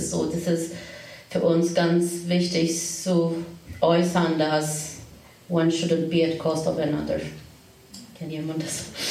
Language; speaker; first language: German; non-native, fluent; Turkish